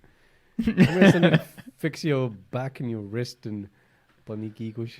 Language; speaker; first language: English; early bilingual, other home language; Punjabi